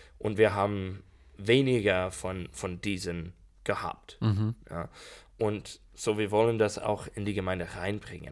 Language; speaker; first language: German; non-native, learner; English